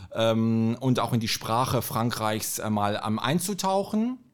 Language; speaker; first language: German; native; German